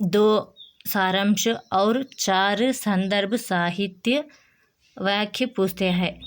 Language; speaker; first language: Hindi; non-native, local second language; Telugu